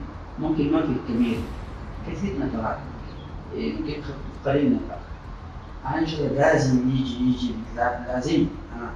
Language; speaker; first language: Arabic; non-native, learner; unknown